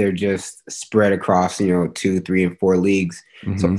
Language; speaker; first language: English; native; English